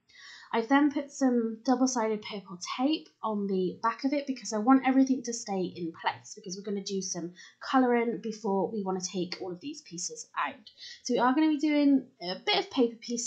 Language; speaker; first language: English; native; English